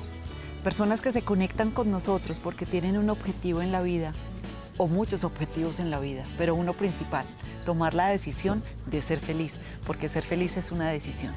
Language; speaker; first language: Spanish; native; Spanish